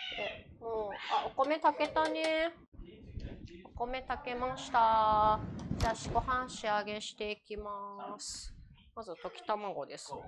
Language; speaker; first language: Japanese; native; Japanese